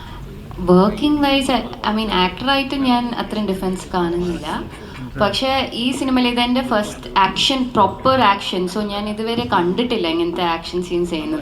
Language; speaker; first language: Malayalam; early bilingual, heritage; Malayalam